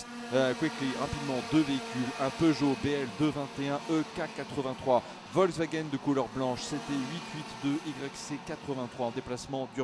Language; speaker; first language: French; native; French